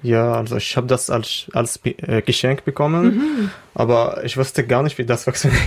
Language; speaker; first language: German; non-native, learner; Arabic